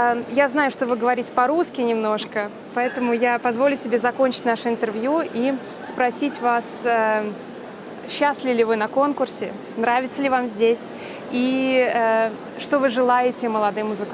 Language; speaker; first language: Russian; native; Russian